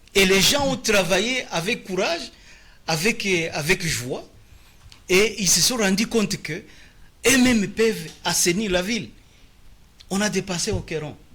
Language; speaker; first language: French; non-native, local second language; Swahili